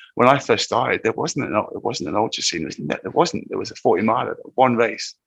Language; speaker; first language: English; native; English